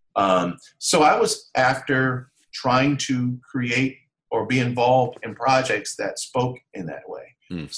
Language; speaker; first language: English; native; English